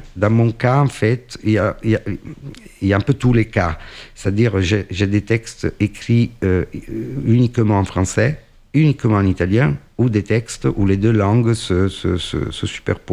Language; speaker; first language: French; non-native, fluent; Italian